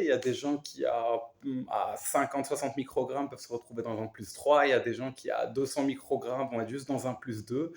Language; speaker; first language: French; native; French